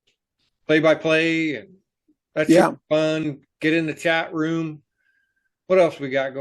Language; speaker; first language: English; native; English